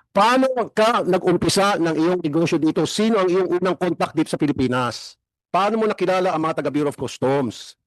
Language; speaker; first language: Filipino; native; Filipino